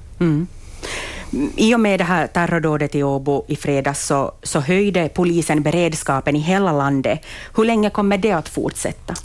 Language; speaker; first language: Swedish; native; Swedish